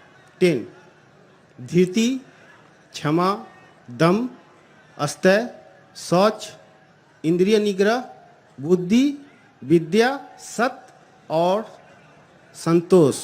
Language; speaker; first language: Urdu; non-native, local second language; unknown